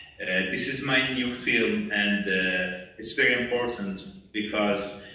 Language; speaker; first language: English; non-native, learner; Persian